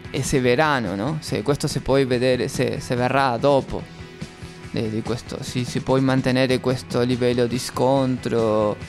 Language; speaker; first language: Italian; non-native, fluent; Spanish